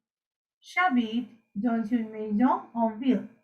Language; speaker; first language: French; non-native, fluent; Sinhala